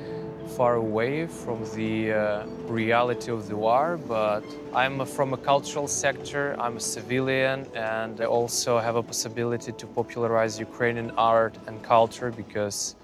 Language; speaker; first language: English; non-native, fluent; Ukrainian